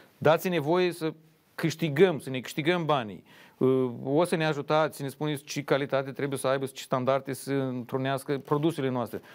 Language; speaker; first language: Romanian; native; Romanian